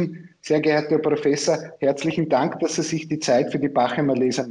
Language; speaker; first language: German; native; German